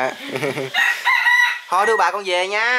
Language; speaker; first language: Vietnamese; native; Vietnamese